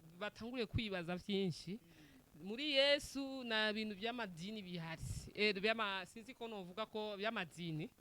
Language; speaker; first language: Rundi; non-native, local second language; Swahili